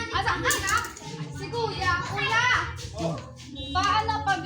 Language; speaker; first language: Filipino; non-native, local second language; Cebuano